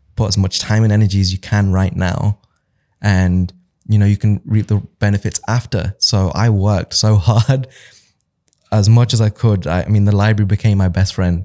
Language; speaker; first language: English; early bilingual, other home language; Hindi